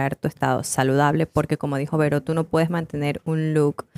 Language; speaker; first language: Spanish; native; Spanish